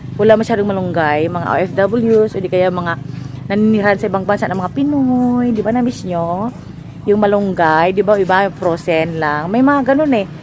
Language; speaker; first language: Filipino; non-native, local second language; Hiligaynon